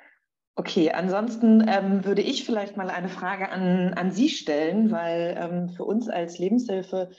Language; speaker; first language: German; native; German